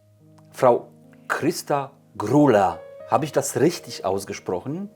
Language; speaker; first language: German; non-native, fluent; Polish